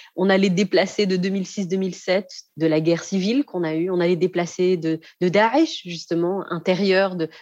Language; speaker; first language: French; native; French